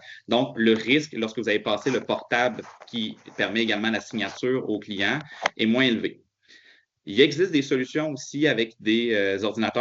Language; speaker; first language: French; native; French